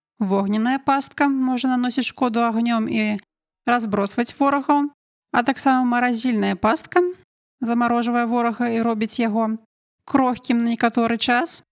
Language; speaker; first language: Belarusian; non-native, local second language; Russian